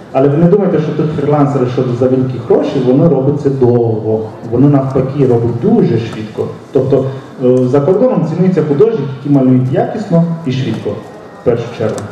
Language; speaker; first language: Ukrainian; non-native, local second language; Romanian